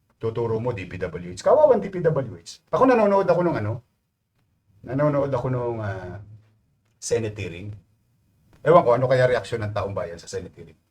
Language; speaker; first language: Filipino; native; Filipino